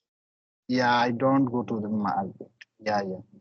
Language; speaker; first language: English; non-native, learner; Hindi